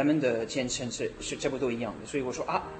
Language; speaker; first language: Chinese; non-native, learner; French